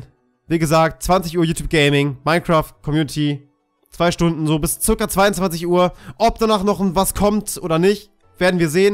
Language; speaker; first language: German; native; German